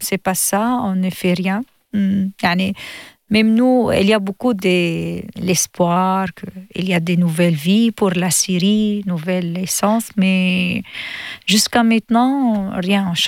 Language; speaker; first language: French; non-native, learner; Arabic